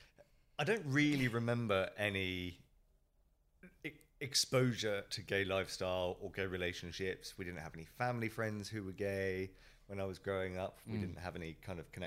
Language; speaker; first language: English; native; English